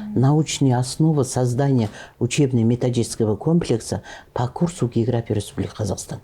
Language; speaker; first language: Russian; non-native, local second language; Kazakh